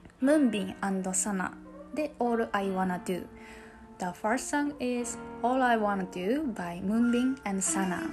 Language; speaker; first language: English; non-native, learner; Japanese